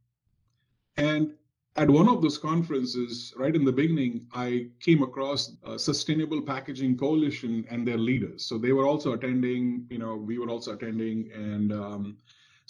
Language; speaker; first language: English; non-native, local second language; Marathi